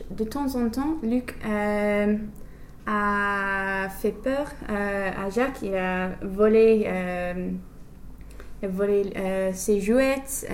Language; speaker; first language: French; non-native, learner; English